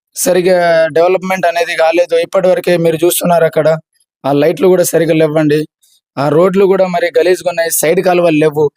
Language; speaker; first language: Telugu; non-native, local second language; Lambadi